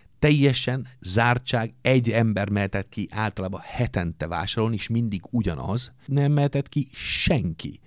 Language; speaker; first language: Hungarian; non-native, fluent; Italian